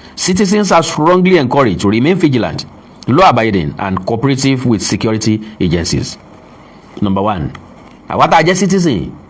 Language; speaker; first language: English; non-native, local second language; Yoruba